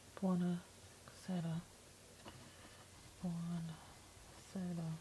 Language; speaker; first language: Italian; non-native, learner; English